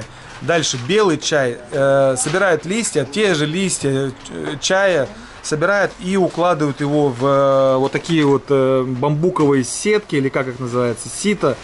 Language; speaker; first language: Russian; native; Russian